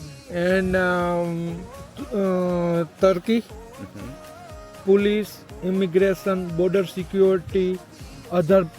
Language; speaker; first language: English; non-native, learner; Gujarati